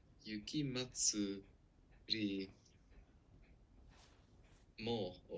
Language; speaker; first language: Japanese; non-native, learner; English